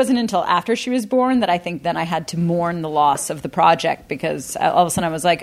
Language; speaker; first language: English; native; English